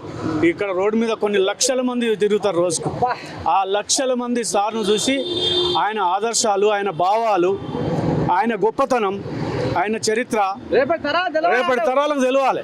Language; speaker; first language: Telugu; native; Telugu